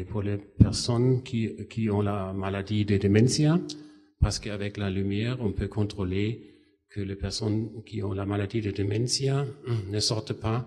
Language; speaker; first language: French; non-native, fluent; German